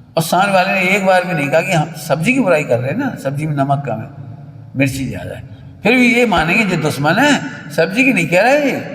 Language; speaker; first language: Hindi; native; Hindi